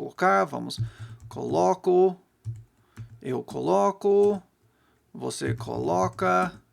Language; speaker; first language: Portuguese; non-native, fluent; English